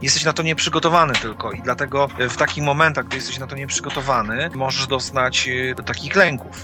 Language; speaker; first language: Polish; native; Polish